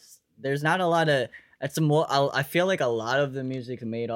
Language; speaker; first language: English; native; English